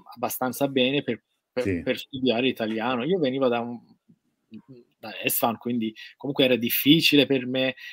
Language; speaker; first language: Italian; non-native, fluent; Persian